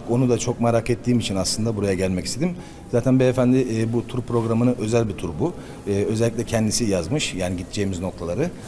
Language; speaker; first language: Turkish; native; Turkish